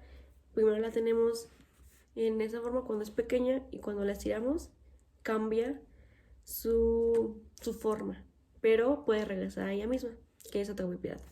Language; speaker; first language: Spanish; native; Spanish